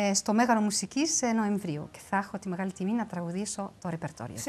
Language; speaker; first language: Greek; early bilingual, heritage; Greek